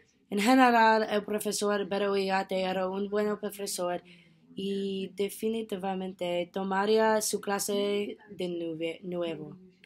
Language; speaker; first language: Spanish; non-native, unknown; English